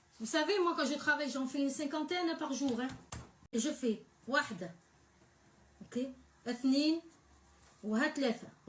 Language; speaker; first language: French; early bilingual, other home language; Arabic